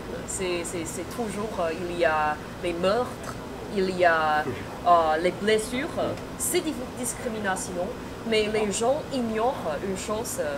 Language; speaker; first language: French; non-native, fluent; Chinese